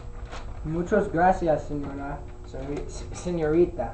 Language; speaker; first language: Spanish; non-native, learner; English